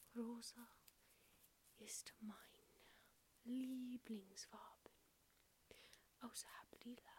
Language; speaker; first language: German; non-native, learner; English